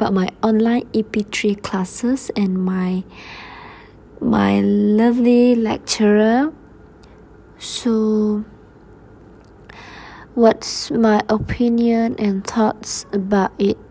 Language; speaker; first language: English; non-native, learner; Malay